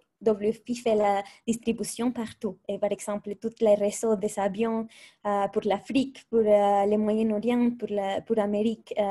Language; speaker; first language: French; non-native, fluent; Spanish